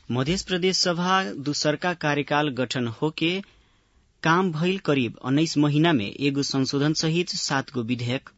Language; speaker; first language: Bhojpuri; native; Bhojpuri